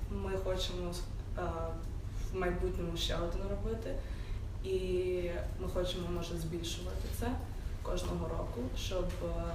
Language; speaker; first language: Ukrainian; non-native, local second language; English